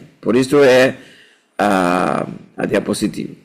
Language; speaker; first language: Portuguese; non-native, fluent; Spanish